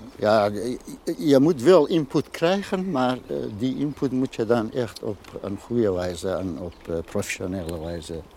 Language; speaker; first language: Dutch; non-native, fluent; Persian